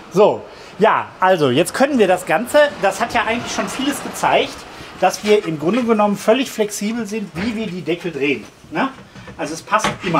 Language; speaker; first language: German; native; German